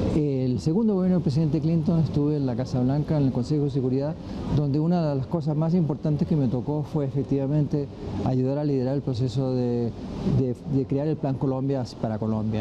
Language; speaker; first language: Spanish; native; Spanish